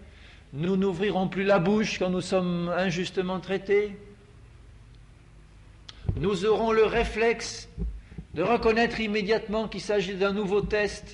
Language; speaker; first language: French; native; French